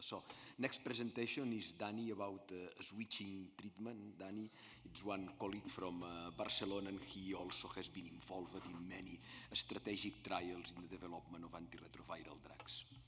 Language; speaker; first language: English; non-native, fluent; Spanish